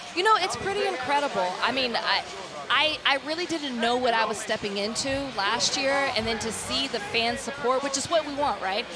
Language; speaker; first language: English; native; English